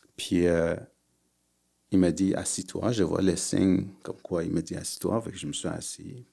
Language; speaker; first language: French; early bilingual, other home language; Persian